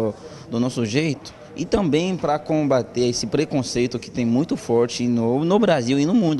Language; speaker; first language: Portuguese; non-native, fluent; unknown